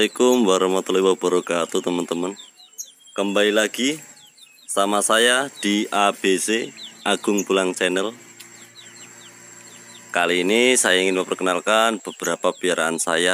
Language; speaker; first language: Malay; native; Malay